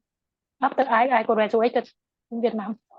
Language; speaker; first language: English; non-native, learner; Vietnamese